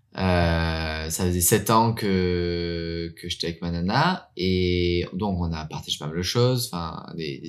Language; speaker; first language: French; early bilingual, heritage; French